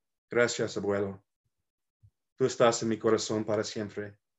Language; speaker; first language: Spanish; non-native, learner; English